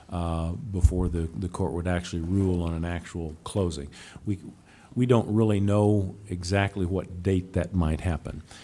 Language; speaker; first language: English; native; English